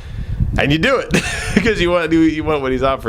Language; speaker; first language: English; native; English